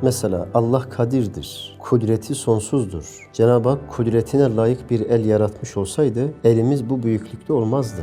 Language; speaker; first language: Turkish; native; Turkish